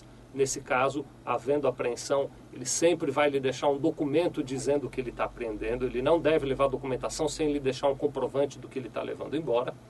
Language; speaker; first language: Portuguese; native; Portuguese